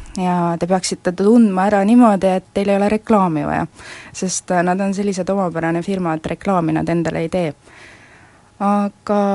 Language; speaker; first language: Estonian; native; Estonian